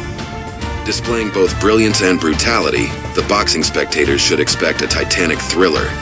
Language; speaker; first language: English; native; English